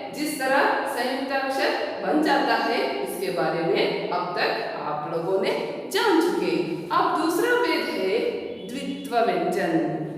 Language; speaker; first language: Hindi; non-native, local second language; Kannada